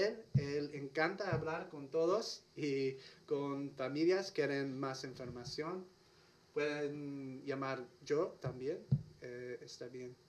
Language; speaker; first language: Spanish; non-native, learner; English